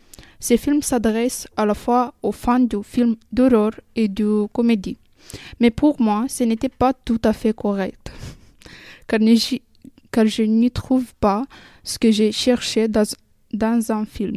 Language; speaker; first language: French; non-native, learner; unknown